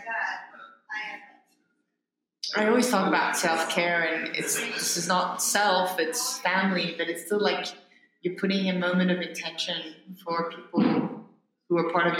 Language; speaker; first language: English; non-native, local second language; French